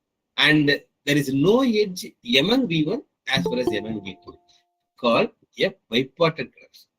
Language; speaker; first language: English; non-native, local second language; Tamil